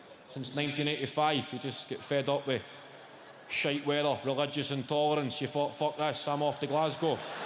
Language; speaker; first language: English; native; English